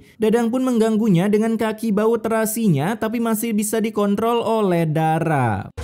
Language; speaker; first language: Indonesian; native; Indonesian